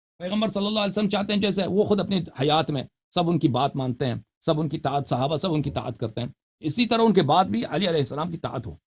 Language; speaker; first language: Urdu; non-native, fluent; Persian